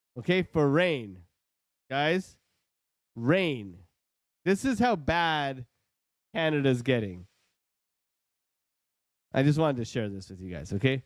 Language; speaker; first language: English; native; English